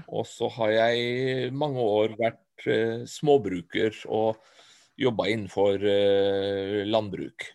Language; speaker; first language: Norwegian; native; Norwegian